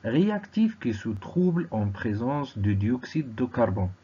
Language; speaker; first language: French; non-native, local second language; Arabic